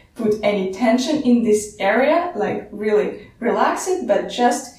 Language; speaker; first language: English; non-native, fluent; Russian